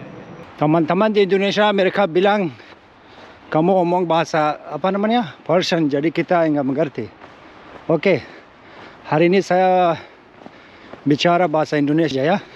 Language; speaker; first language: Indonesian; non-native, fluent; Persian